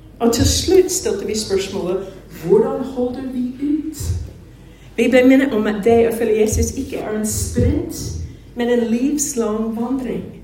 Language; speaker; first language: Norwegian; non-native, fluent; English